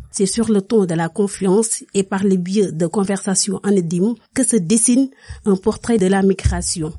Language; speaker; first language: French; non-native, local second language; Wolof